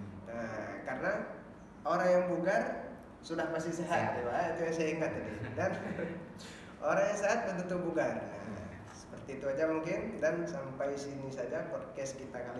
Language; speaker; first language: Indonesian; native; Indonesian